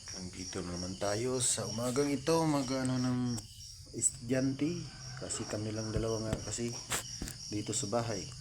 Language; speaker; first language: Filipino; non-native, local second language; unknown